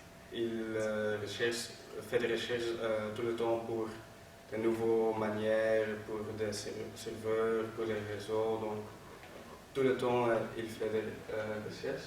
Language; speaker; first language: French; non-native, learner; Dutch